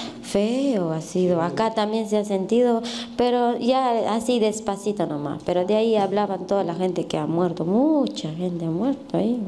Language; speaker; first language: Spanish; native; Spanish